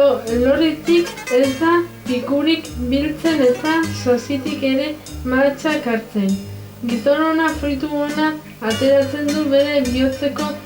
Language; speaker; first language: Basque; non-native, local second language; Spanish